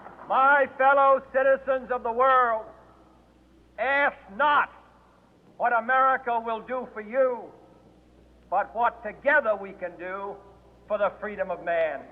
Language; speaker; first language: English; native; English